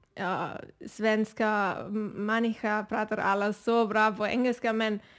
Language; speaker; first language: Swedish; non-native, learner; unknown